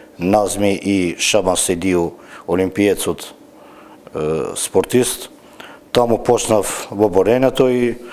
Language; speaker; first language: Macedonian; non-native, local second language; Albanian